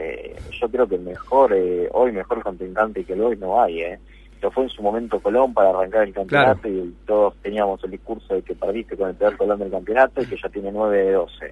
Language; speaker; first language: Spanish; native; Spanish